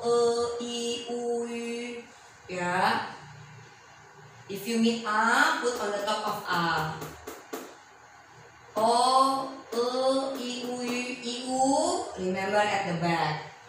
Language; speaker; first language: English; non-native, learner; Chinese